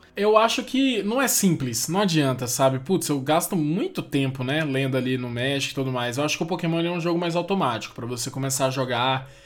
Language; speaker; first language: Portuguese; native; Portuguese